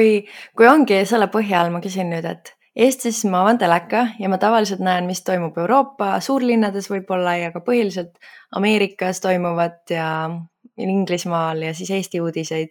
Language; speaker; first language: Estonian; native; Estonian